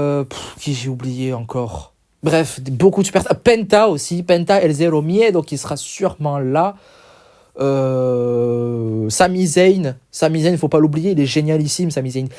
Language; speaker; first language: French; native; French